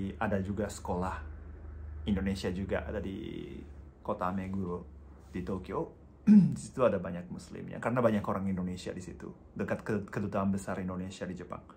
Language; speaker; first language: Indonesian; non-native, fluent; Japanese